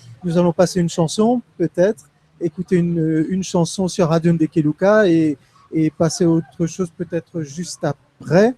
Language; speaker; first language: French; native; French